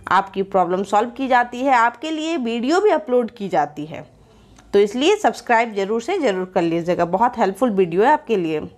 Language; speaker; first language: Hindi; native; Hindi